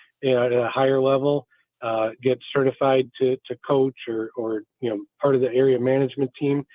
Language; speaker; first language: English; native; English